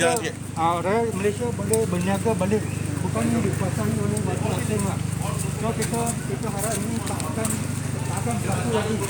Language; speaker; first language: Malay; native; Malay